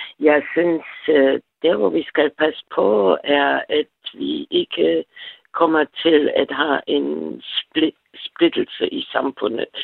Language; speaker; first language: Danish; non-native, fluent; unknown